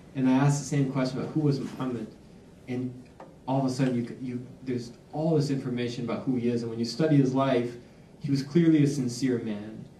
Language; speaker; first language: English; native; English